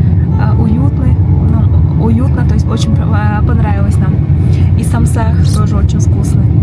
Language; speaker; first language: Russian; non-native, local second language; Kazakh